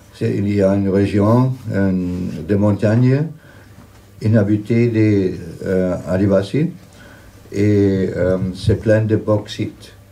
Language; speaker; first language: French; non-native, fluent; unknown